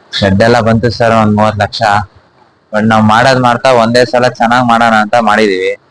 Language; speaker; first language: Kannada; native; Kannada